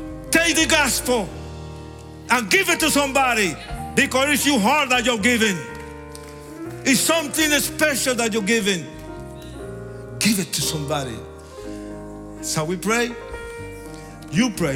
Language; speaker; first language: English; non-native, fluent; Spanish